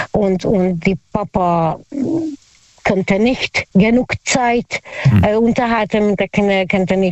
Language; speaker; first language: German; non-native, learner; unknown